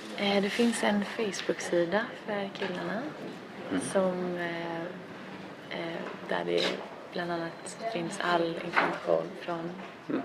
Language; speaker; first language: Swedish; native; Swedish